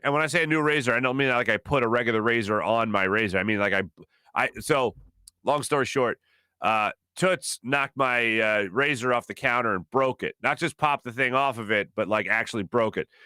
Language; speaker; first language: English; native; English